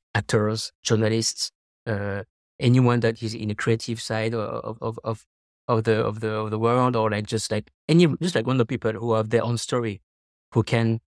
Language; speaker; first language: English; non-native, fluent; French